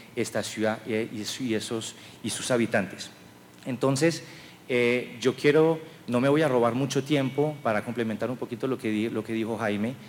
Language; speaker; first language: Spanish; non-native, fluent; French